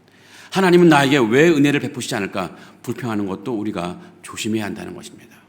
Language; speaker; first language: Korean; native; Korean